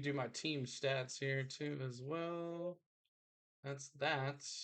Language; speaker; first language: English; native; English